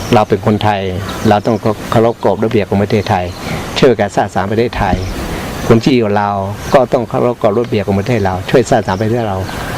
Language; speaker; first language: Thai; non-native, local second language; Hmong